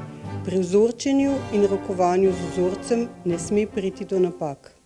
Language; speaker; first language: Slovenian; native; Slovenian